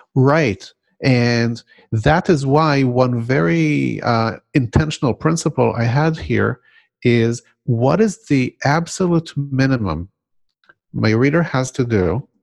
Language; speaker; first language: English; non-native, fluent; Hebrew